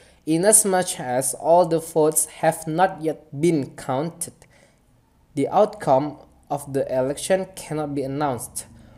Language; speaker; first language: English; non-native, fluent; Indonesian